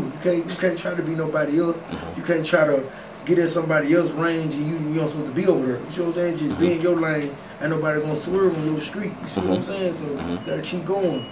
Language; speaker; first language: English; native; English